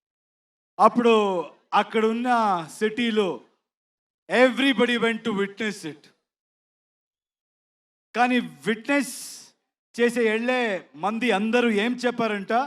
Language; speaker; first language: Telugu; non-native, learner; Kannada